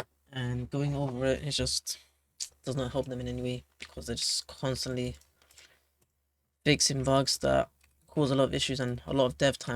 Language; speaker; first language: English; native; English